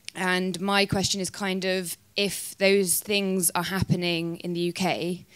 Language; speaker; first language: English; native; English